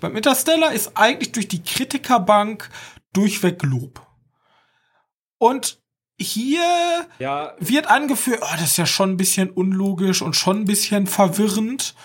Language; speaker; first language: German; native; German